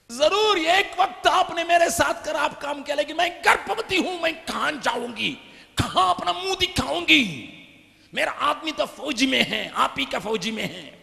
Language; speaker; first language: Hindi; non-native, local second language; Tamil